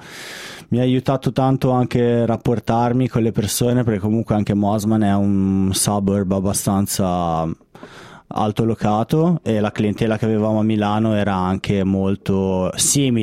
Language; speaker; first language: Italian; native; Italian